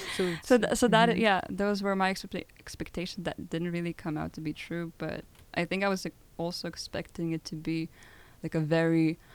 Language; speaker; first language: English; non-native, fluent; Lithuanian